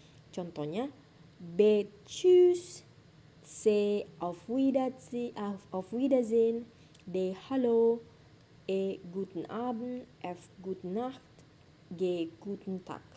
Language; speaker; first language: German; non-native, fluent; Indonesian